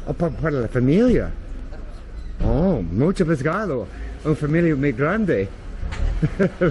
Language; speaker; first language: Spanish; non-native, learner; English